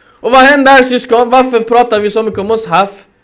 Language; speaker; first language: Swedish; early bilingual, other home language; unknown